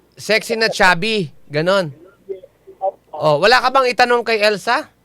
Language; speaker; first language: Filipino; native; Filipino